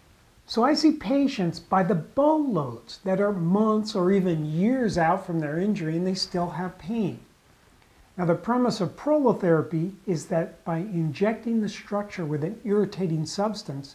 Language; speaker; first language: English; native; English